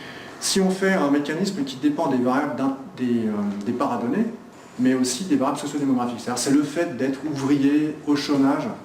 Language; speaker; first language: French; native; French